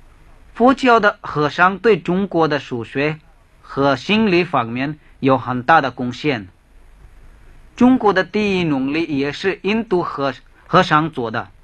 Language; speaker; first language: Chinese; non-native, fluent; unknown